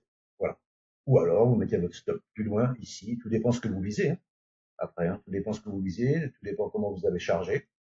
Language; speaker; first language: French; native; French